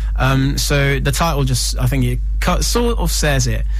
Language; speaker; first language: English; non-native, fluent; Italian